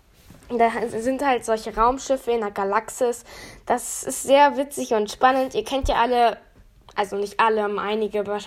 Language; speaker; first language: German; native; German